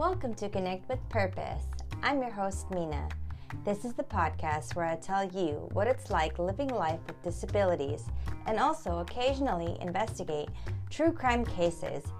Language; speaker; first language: English; early bilingual, other home language; German